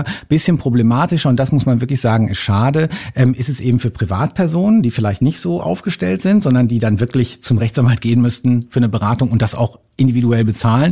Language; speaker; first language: German; native; German